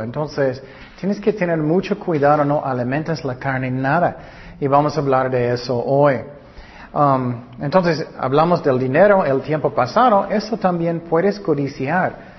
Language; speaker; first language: Spanish; non-native, learner; English